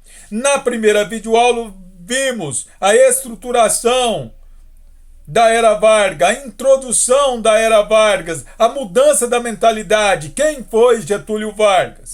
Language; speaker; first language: Portuguese; native; Portuguese